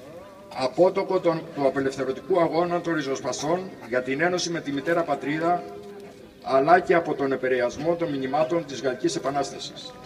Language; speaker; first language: Greek; native; Greek